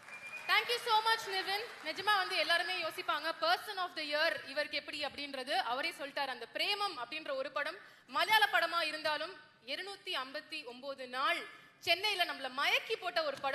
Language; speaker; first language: Tamil; native; Tamil